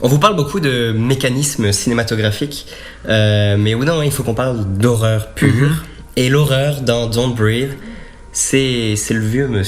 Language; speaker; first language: French; native; French